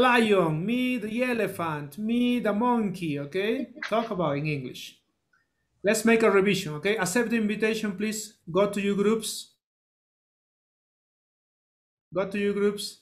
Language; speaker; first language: English; non-native, learner; Spanish